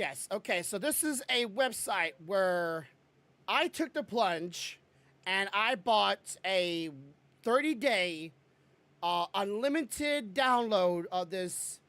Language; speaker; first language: English; native; English